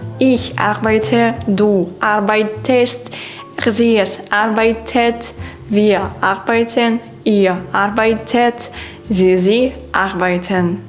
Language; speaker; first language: German; non-native, fluent; Ukrainian